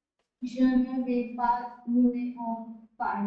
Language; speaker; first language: French; non-native, learner; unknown